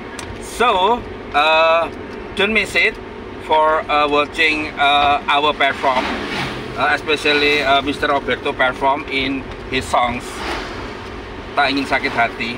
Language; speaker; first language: English; non-native, learner; Indonesian